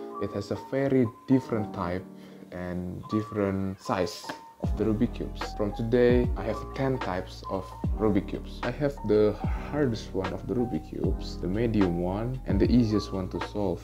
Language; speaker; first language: English; non-native, learner; Indonesian